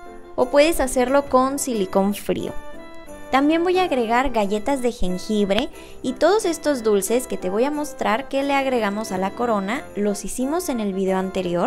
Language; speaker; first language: Spanish; native; Spanish